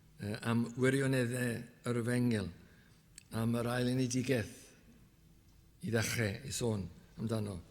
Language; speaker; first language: Welsh; native; Welsh